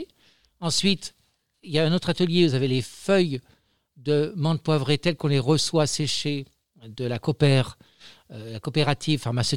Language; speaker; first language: French; native; French